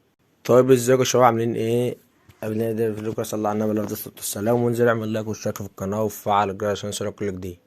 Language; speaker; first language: Arabic; native; Arabic